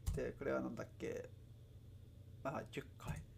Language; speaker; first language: Japanese; non-native, learner; Spanish